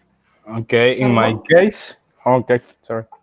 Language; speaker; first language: English; non-native, learner; Spanish